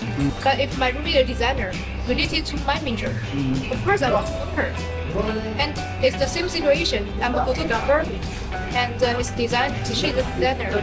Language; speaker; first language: English; non-native, learner; Chinese